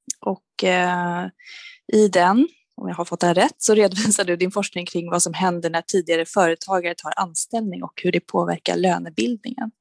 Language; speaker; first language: Swedish; native; Swedish